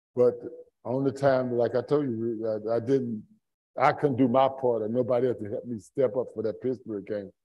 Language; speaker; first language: English; native; English